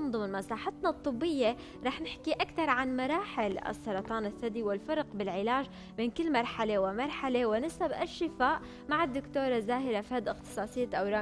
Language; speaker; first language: Arabic; native; Arabic